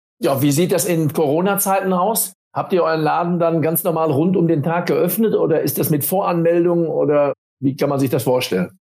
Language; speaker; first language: German; native; German